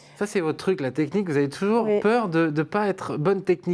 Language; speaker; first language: French; native; French